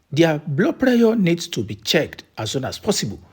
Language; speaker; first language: English; non-native, local second language; Yoruba